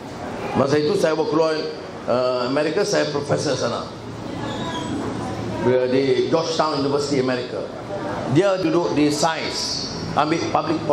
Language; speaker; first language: Malay; native; Malay